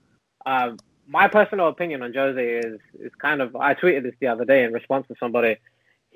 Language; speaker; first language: English; native; English